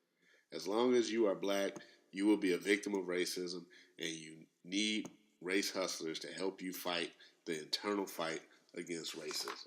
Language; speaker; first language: English; native; English